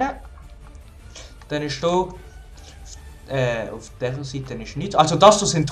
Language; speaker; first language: German; native; German